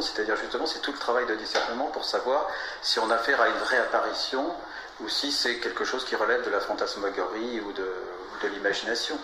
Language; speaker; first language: French; native; French